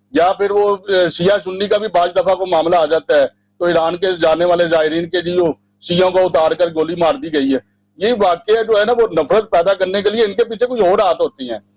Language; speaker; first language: Urdu; non-native, local second language; Punjabi